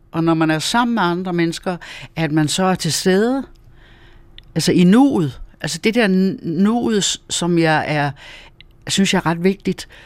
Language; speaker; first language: Danish; native; Danish